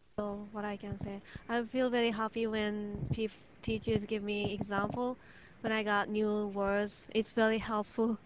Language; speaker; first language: English; non-native, fluent; Japanese